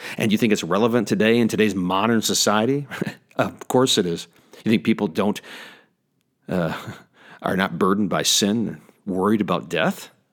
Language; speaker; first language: English; native; English